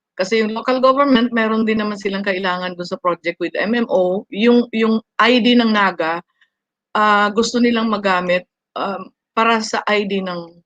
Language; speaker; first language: Filipino; non-native, local second language; Bikol